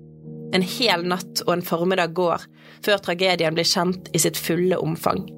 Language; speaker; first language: Norwegian; native; Norwegian